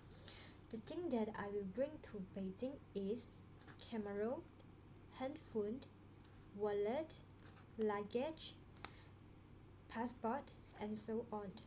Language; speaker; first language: English; non-native, local second language; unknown